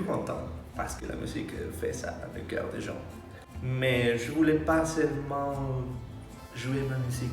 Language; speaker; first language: French; non-native, fluent; Spanish